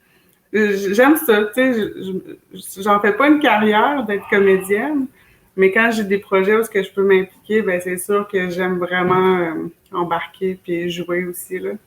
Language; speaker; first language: French; native; French